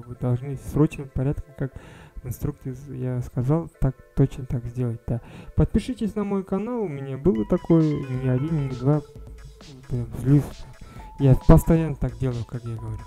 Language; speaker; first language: Russian; non-native, fluent; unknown